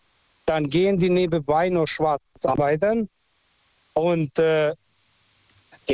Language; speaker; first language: German; non-native, local second language; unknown